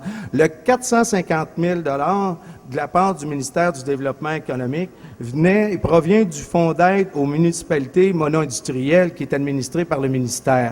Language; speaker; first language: French; native; French